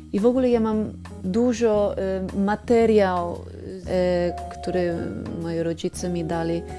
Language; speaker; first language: Polish; non-native, learner; Spanish